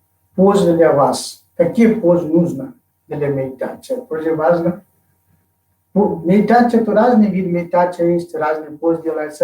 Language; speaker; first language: Russian; non-native, fluent; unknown